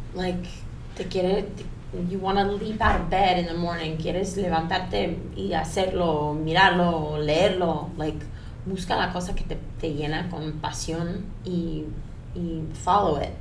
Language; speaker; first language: Spanish; early bilingual, heritage; Spanish